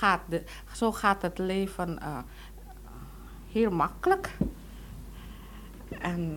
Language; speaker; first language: Dutch; non-native, local second language; Indonesian